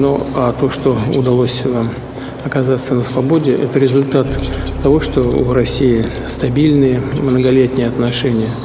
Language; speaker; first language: Russian; native; Russian